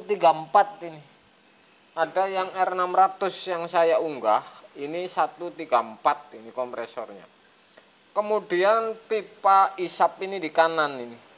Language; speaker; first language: Indonesian; native; Indonesian